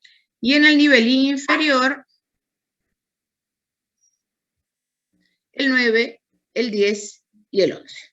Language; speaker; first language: Spanish; native; Spanish